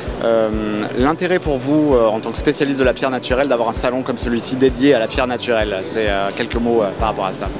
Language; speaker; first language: French; native; French